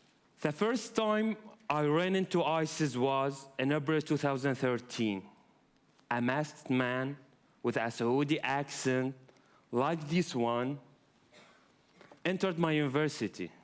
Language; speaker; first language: English; non-native, fluent; Arabic